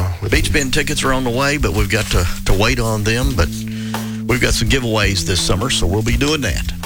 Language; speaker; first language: English; native; English